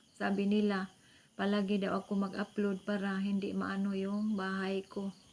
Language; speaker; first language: Filipino; non-native, local second language; Cebuano